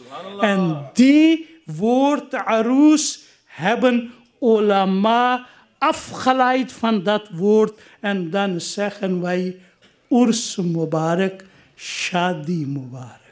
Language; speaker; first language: Dutch; non-native, fluent; Urdu